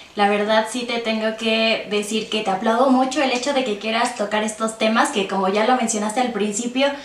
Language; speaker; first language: Spanish; native; Spanish